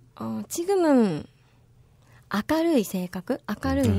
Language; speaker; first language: Korean; non-native, learner; Japanese